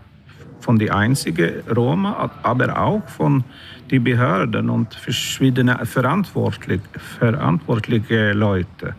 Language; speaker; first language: German; non-native, learner; Swedish